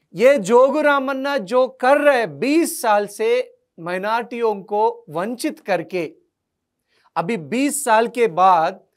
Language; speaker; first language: Hindi; non-native, local second language; Telugu